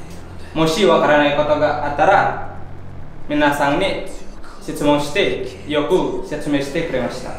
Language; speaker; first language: Japanese; non-native, learner; Indonesian